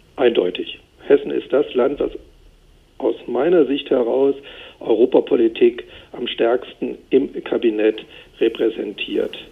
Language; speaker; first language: German; native; German